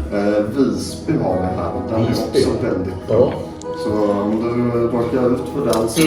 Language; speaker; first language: Swedish; native; Swedish